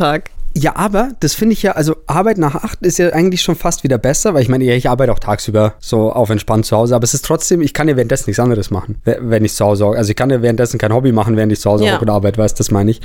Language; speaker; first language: German; native; German